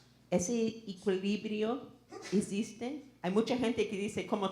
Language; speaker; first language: Spanish; non-native, fluent; English